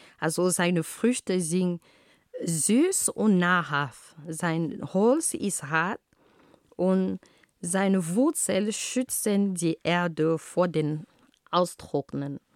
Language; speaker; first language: German; non-native, fluent; Ghomala